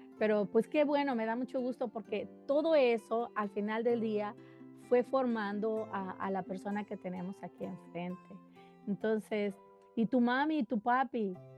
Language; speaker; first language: Spanish; native; Spanish